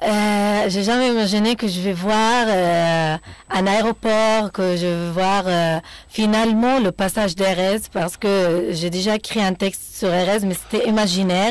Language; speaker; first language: French; non-native, fluent; Arabic